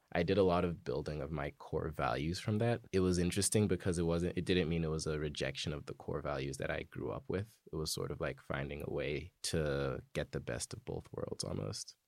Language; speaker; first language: English; native; English